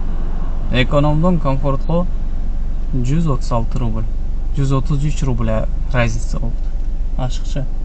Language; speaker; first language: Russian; non-native, local second language; Kyrgyz